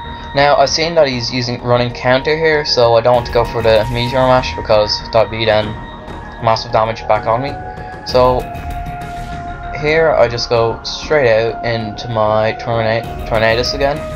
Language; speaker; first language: English; native; English